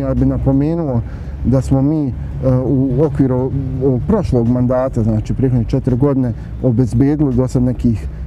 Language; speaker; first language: Bosnian; native; Bosnian